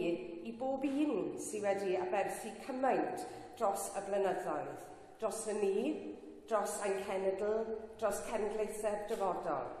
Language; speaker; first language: Welsh; non-native, local second language; English